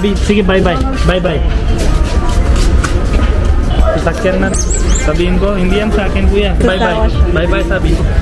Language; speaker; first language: Filipino; non-native, learner; Hindi